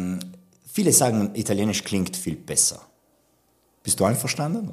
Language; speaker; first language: German; non-native, local second language; Italian